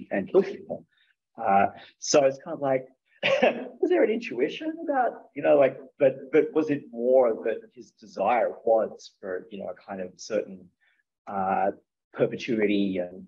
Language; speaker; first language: English; native; English